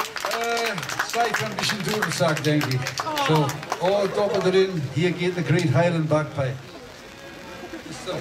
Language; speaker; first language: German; non-native, learner; English